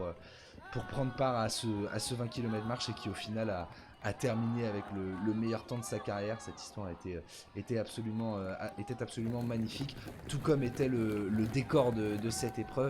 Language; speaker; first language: French; native; French